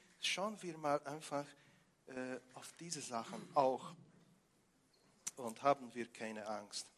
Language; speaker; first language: German; non-native, fluent; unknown